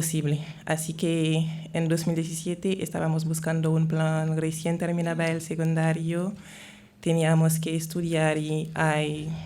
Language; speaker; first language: Spanish; non-native, fluent; Haitian Creole